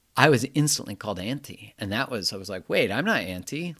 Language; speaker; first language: English; native; English